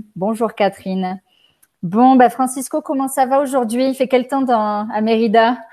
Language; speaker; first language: French; native; French